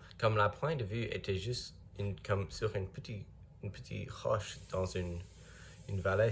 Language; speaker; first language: French; non-native, learner; English